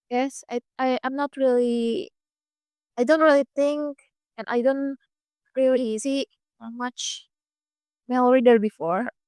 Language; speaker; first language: English; non-native, fluent; Indonesian